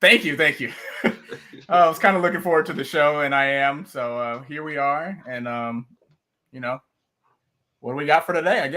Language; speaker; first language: English; native; English